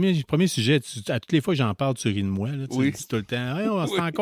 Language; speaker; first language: French; native; French